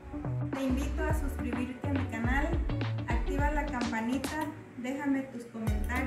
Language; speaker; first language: Spanish; native; Spanish